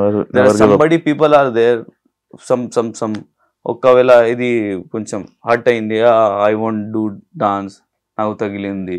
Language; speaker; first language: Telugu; non-native, learner; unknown